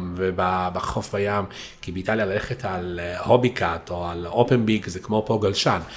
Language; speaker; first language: Hebrew; non-native, fluent; Italian